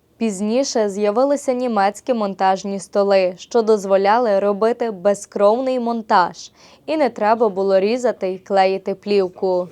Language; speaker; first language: Ukrainian; early bilingual, heritage; Ukrainian